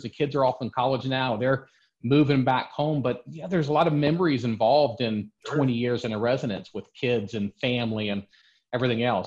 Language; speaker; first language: English; native; English